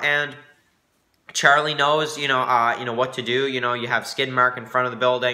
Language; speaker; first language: English; native; English